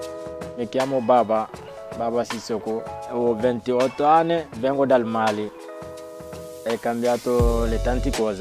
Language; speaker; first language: Italian; non-native, learner; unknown